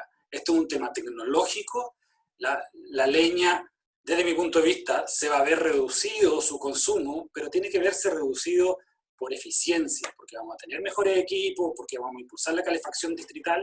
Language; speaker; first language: Spanish; native; Spanish